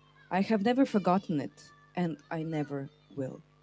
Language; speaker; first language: English; non-native, fluent; Slovenian